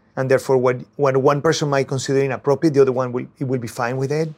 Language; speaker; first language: English; non-native, fluent; Spanish